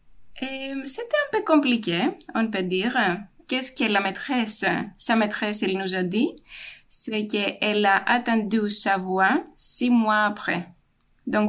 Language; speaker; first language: French; non-native, fluent; Greek